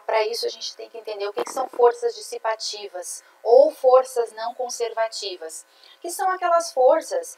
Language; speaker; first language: Portuguese; native; Portuguese